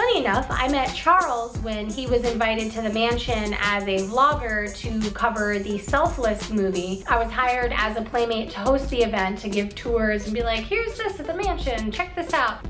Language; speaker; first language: English; native; English